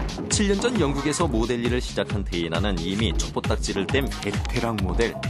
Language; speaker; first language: Korean; native; Korean